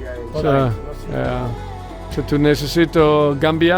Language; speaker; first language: Spanish; non-native, learner; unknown